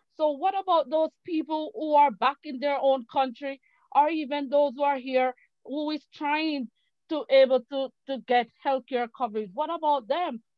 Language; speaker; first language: English; native; English